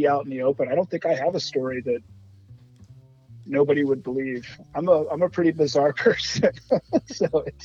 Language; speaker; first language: English; native; English